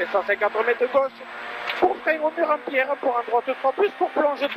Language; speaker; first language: French; native; French